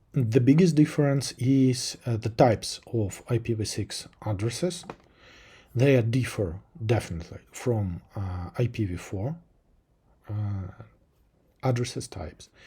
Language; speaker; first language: English; non-native, fluent; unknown